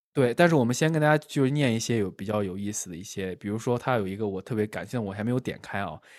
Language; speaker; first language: Chinese; native; Chinese